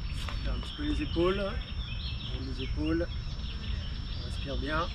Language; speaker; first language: French; native; French